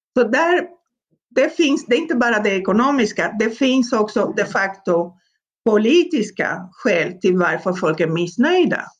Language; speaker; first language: Swedish; non-native, fluent; Spanish